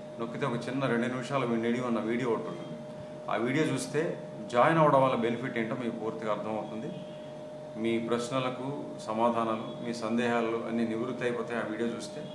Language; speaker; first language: Telugu; non-native, local second language; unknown